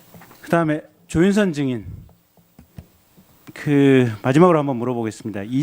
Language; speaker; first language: Korean; native; Korean